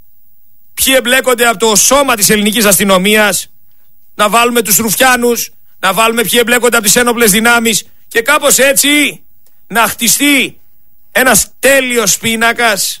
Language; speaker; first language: Greek; native; Greek